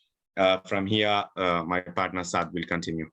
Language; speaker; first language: English; non-native, local second language; Urdu